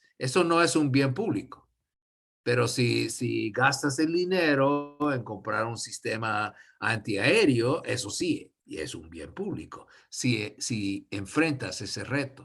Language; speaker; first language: Spanish; non-native, fluent; English